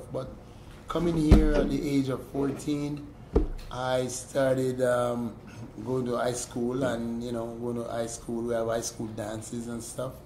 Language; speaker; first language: English; native; English